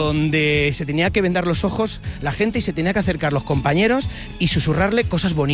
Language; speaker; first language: Spanish; native; Spanish